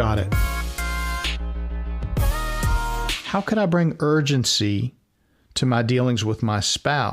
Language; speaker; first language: English; native; English